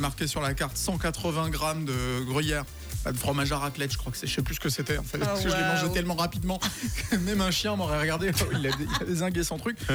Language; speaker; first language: French; native; French